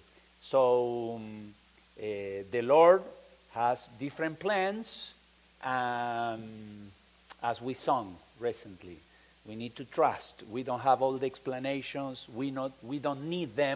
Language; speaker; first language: English; non-native, fluent; Spanish